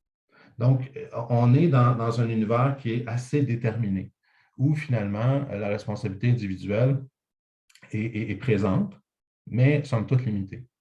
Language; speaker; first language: French; native; French